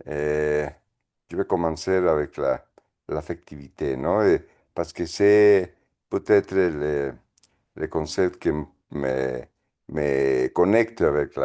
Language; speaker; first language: French; non-native, fluent; Spanish